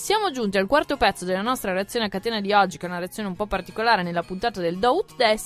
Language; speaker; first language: Italian; native; Italian